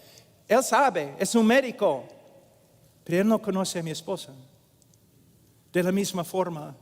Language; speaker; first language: Spanish; non-native, fluent; English